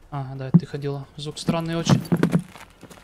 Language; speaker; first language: Russian; native; Russian